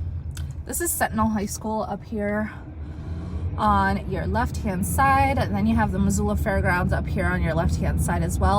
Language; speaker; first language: English; native; English